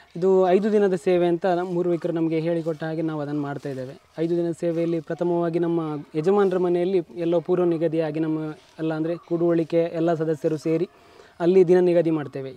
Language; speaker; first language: Kannada; non-native, local second language; Marathi